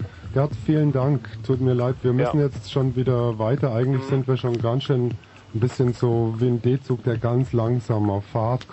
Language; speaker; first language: German; native; German